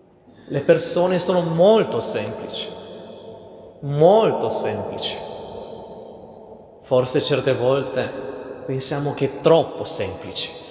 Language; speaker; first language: Italian; non-native, fluent; Portuguese